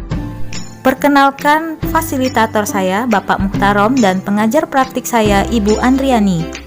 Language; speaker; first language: Indonesian; native; Indonesian